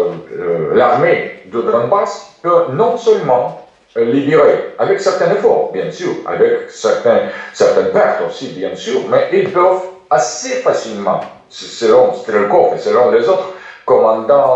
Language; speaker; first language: French; non-native, fluent; Russian